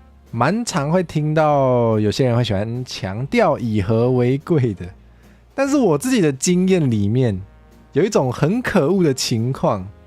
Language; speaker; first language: Chinese; native; Chinese